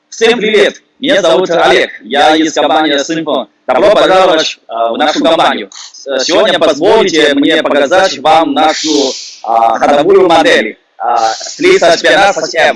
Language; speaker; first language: Russian; non-native, fluent; Chinese